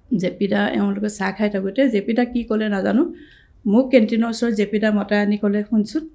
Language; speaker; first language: Assamese; native; Assamese